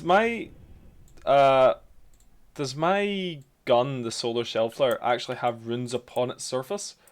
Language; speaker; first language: English; native; English